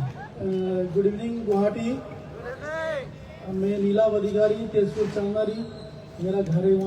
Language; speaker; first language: Hindi; non-native, local second language; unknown